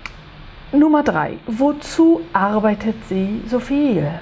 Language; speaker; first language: German; non-native, fluent; Portuguese